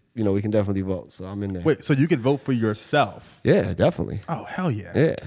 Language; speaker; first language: English; native; English